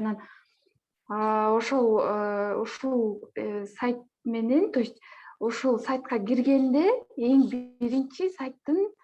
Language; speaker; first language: Kyrgyz; native; Kyrgyz